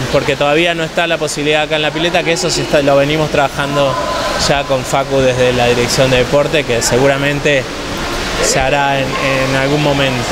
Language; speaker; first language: Spanish; native; Spanish